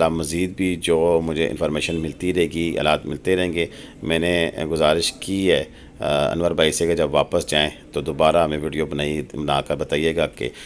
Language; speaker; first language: Urdu; non-native, local second language; Pahari-Potwari